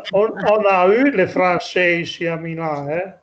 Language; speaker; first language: French; non-native, learner; Italian